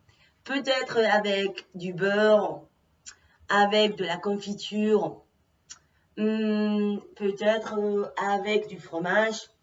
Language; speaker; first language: French; non-native, fluent; Spanish